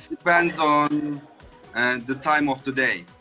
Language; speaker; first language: English; non-native, fluent; Turkish